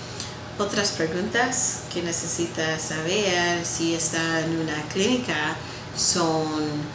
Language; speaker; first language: Spanish; non-native, learner; English